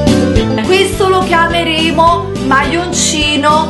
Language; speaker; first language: Italian; native; Italian